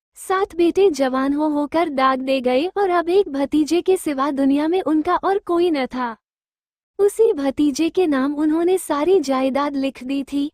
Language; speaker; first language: Hindi; native; Hindi